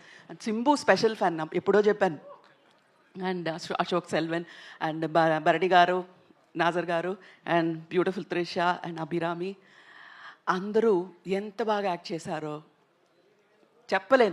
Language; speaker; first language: Telugu; non-native, local second language; Tamil